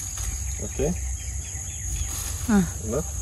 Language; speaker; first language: English; non-native, learner; Russian